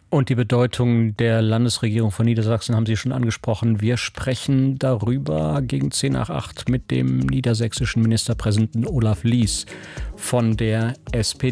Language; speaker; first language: German; native; German